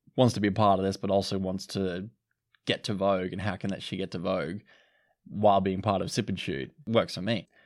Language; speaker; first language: English; native; English